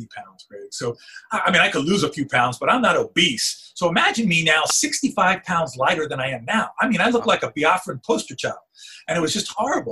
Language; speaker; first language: English; early bilingual, other home language; Spanish